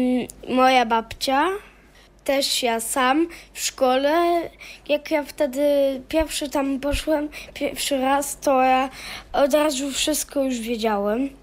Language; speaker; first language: Polish; early bilingual, heritage; German